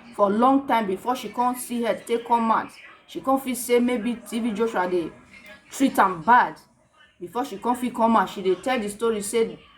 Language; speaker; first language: Nigerian Pidgin; native; Nigerian Pidgin